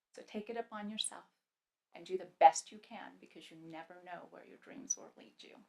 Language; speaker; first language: English; early bilingual, other home language; Punjabi